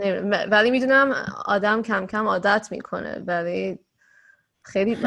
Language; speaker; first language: Persian; early bilingual, heritage; Persian